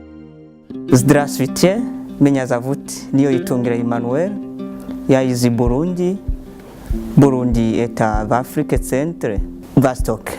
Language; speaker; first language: Russian; non-native, learner; Rundi